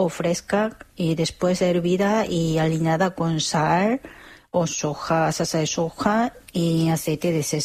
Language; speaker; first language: Spanish; non-native, fluent; Korean